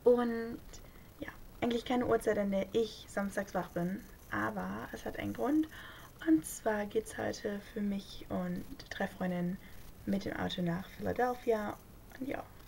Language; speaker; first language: German; native; German